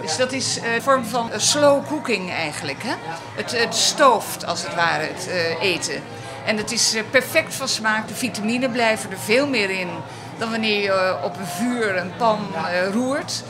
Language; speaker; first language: Dutch; native; Dutch